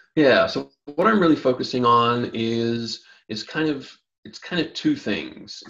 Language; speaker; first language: English; native; English